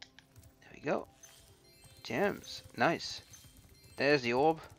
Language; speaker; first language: English; native; English